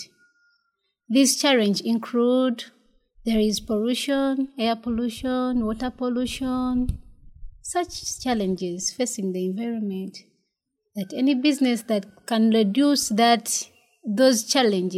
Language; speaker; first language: English; non-native, local second language; Ganda